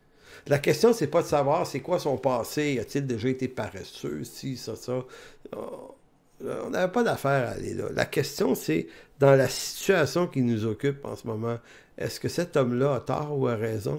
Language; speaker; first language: French; native; French